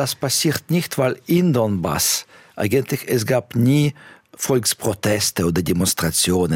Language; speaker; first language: German; non-native, fluent; Russian